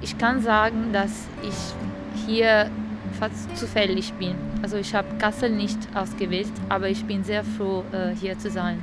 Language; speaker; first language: German; non-native, fluent; Italian